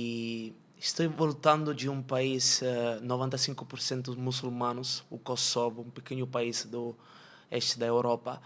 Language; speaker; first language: Portuguese; non-native, fluent; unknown